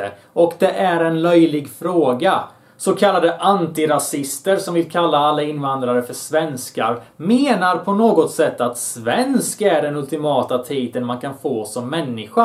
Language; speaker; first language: Swedish; early bilingual, other home language; Bosnian